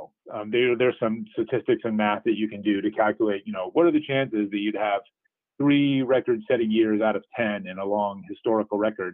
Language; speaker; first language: English; native; English